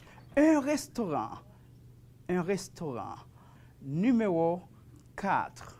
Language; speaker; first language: French; non-native, fluent; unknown